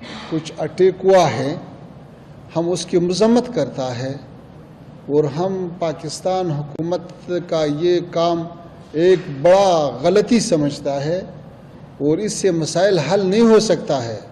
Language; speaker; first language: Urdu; non-native, fluent; Pashto